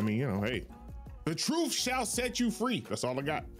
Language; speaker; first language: English; native; English